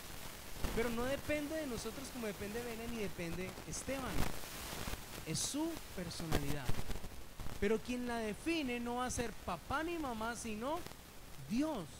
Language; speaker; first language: Spanish; native; Spanish